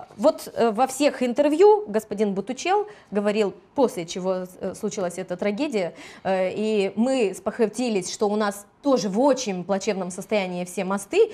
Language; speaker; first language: Russian; non-native, local second language; Romanian